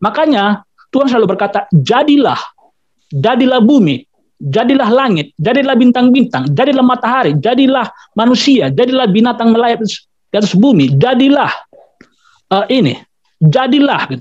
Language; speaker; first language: Indonesian; native; Indonesian